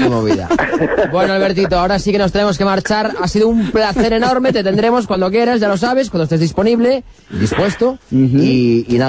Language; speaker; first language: Spanish; native; Spanish